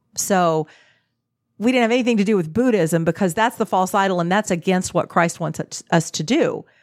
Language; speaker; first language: English; native; English